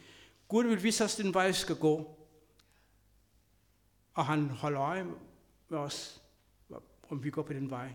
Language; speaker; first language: Danish; non-native, fluent; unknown